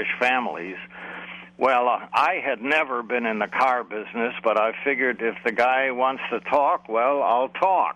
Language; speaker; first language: English; native; English